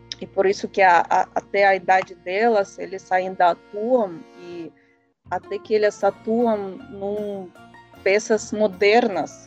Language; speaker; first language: Portuguese; non-native, learner; Russian